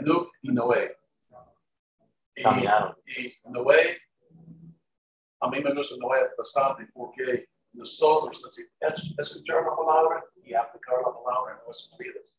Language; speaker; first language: Spanish; non-native, learner; English